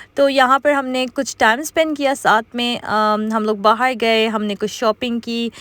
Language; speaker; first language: Urdu; native; Urdu